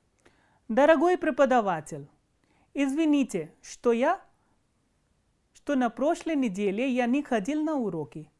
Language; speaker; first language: Russian; non-native, fluent; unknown